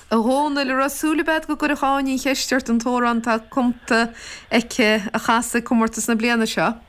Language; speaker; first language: Irish; native; Irish